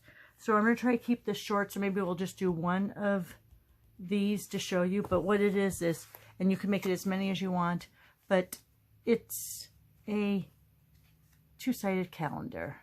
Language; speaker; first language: English; native; English